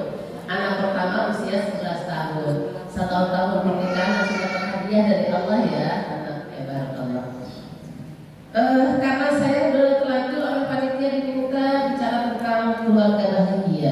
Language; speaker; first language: Indonesian; native; Indonesian